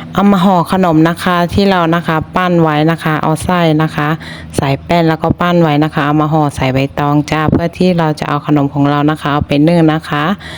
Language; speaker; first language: Thai; native; Thai